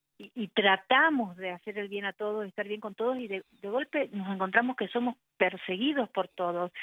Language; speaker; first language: Spanish; native; Spanish